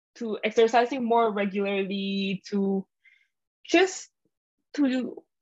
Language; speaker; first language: English; non-native, fluent; Indonesian